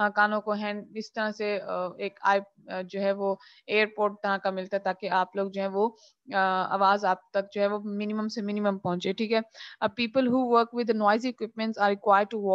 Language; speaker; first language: Urdu; non-native, local second language; Punjabi